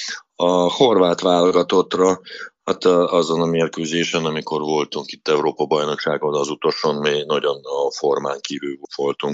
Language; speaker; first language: Hungarian; non-native, fluent; Russian